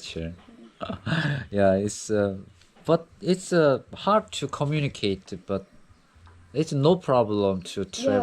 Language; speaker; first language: English; non-native, learner; Korean